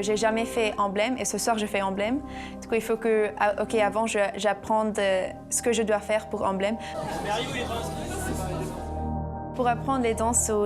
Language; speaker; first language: French; non-native, fluent; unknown